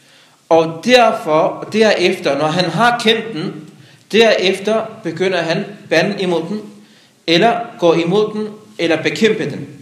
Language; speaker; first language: Danish; non-native, local second language; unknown